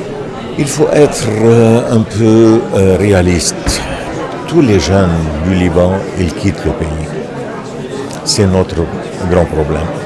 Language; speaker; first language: French; non-native, local second language; Arabic